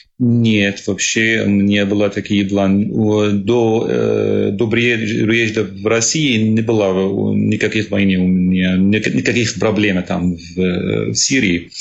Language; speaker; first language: Russian; non-native, learner; Arabic